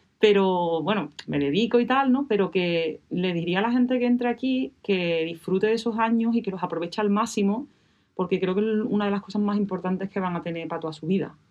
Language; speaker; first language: Spanish; native; Spanish